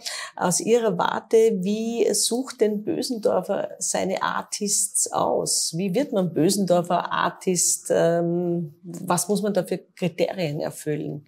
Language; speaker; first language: German; native; German